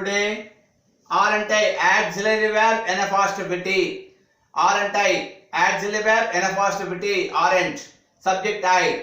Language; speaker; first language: English; non-native, local second language; Telugu